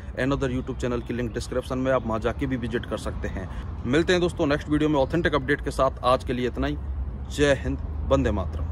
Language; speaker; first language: Hindi; native; Hindi